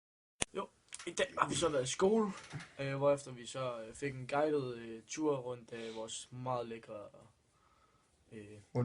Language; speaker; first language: Danish; native; Danish